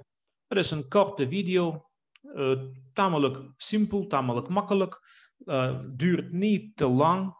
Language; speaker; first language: Dutch; non-native, fluent; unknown